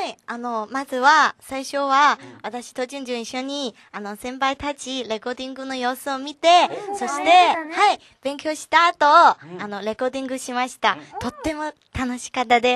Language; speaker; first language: Japanese; non-native, learner; Chinese